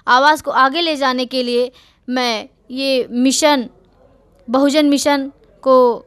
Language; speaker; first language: Hindi; native; Hindi